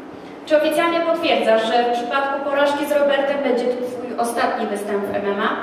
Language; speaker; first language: Polish; native; Polish